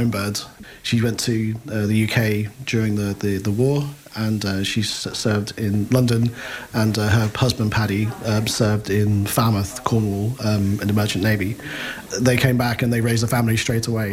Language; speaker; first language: English; native; English